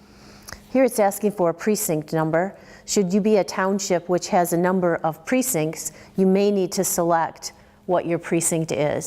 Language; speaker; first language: English; native; English